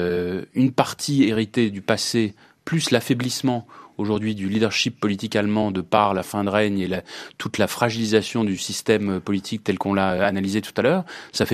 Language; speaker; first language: French; native; French